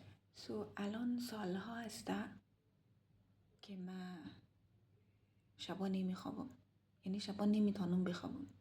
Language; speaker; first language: Persian; early bilingual, heritage; Persian